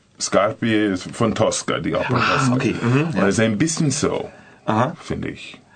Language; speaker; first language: German; non-native, learner; English